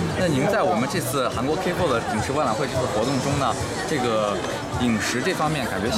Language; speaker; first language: Chinese; native; Chinese